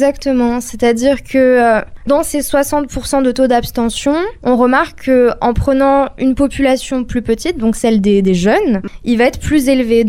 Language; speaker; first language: French; native; French